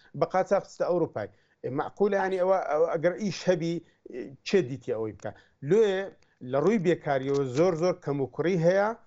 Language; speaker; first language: Central Kurdish; native; Central Kurdish